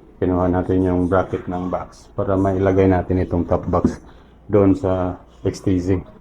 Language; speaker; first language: Filipino; non-native, local second language; Cebuano